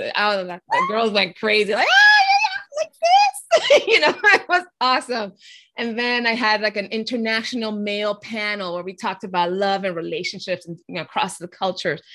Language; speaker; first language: English; early bilingual, other home language; Spanish